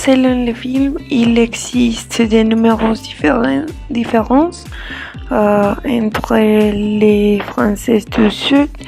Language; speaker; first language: French; non-native, learner; Spanish